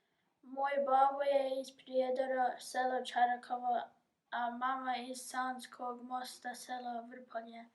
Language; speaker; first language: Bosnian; early bilingual, heritage; English